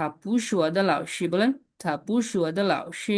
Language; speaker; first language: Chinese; non-native, fluent; Bangla